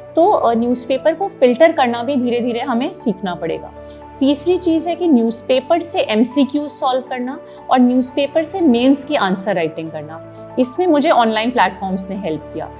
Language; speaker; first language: Hindi; native; Hindi